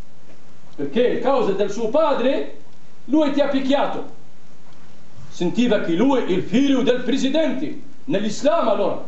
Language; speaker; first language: Italian; non-native, fluent; Arabic